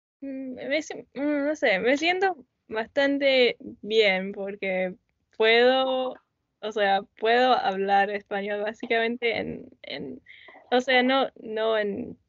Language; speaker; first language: Spanish; non-native, learner; English